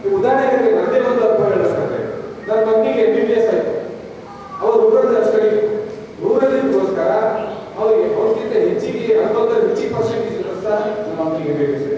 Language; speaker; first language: Kannada; native; Kannada